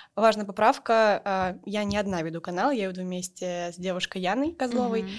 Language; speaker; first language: Russian; native; Russian